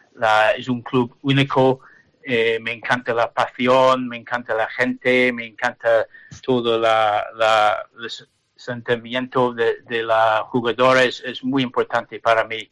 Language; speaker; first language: Spanish; non-native, learner; English